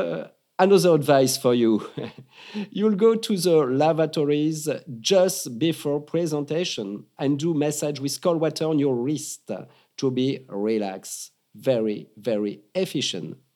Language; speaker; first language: English; non-native, fluent; French